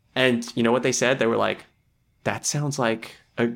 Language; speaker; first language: English; native; English